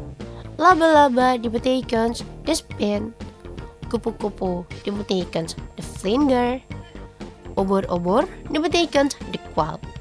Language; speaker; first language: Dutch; non-native, learner; Indonesian